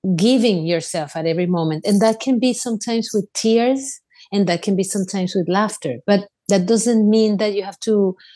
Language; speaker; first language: English; non-native, fluent; Spanish